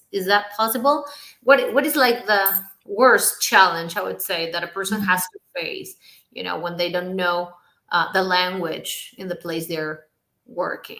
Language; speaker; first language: English; non-native, fluent; Spanish